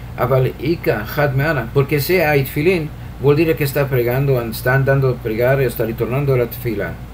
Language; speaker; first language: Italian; non-native, fluent; Hebrew